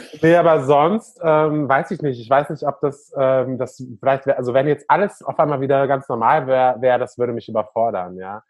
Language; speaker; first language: German; native; German